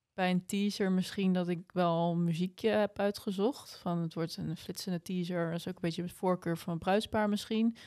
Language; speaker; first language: Dutch; native; Dutch